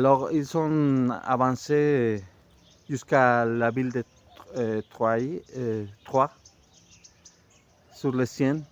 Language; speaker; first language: French; non-native, fluent; Spanish